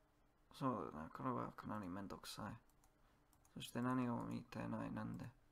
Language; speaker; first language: Japanese; non-native, learner; English